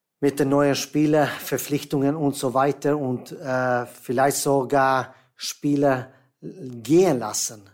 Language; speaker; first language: German; non-native, fluent; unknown